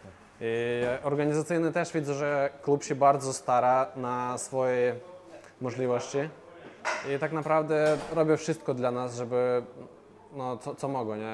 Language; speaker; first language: Polish; non-native, fluent; Russian